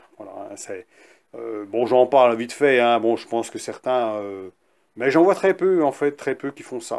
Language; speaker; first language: French; native; French